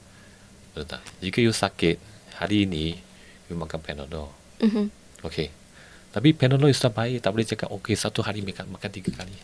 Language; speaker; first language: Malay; non-native, local second language; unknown